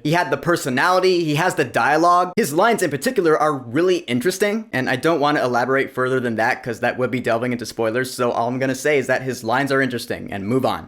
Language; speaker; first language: English; native; English